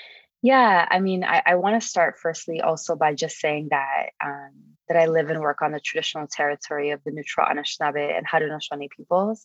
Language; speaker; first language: English; native; English